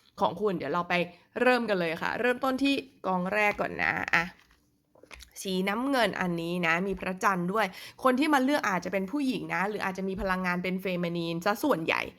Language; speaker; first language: Thai; native; Thai